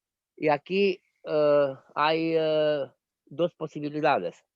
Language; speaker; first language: Spanish; non-native, fluent; Romanian